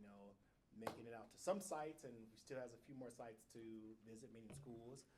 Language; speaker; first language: English; native; English